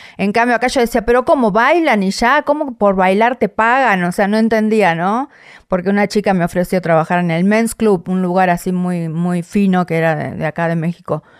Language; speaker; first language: Spanish; native; Spanish